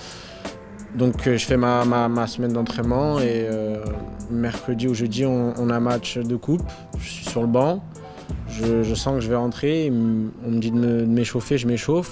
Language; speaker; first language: French; early bilingual, other home language; Arabic